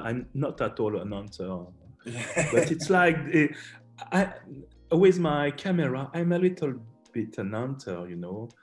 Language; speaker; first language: English; non-native, learner; French